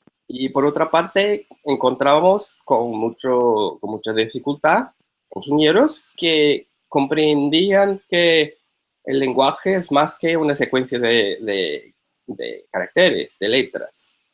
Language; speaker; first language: Spanish; non-native, fluent; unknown